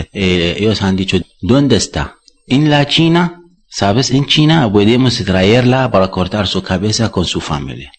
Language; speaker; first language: Spanish; non-native, learner; Arabic